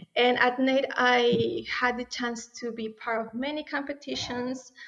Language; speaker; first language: English; non-native, fluent; Spanish